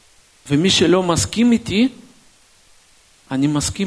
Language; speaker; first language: Hebrew; non-native, fluent; Russian